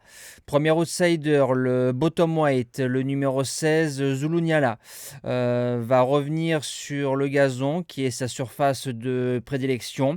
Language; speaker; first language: French; native; French